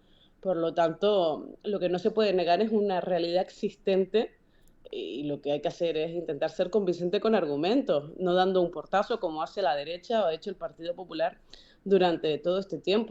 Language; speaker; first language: Spanish; native; Spanish